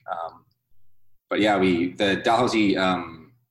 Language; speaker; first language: English; native; English